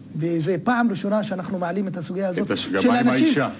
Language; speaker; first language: Hebrew; non-native, local second language; Arabic